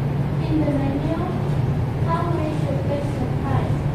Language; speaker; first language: English; non-native, learner; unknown